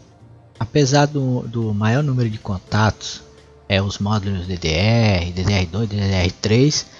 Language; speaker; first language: Portuguese; native; Portuguese